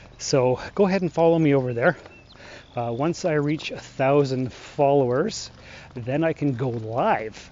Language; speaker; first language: English; native; English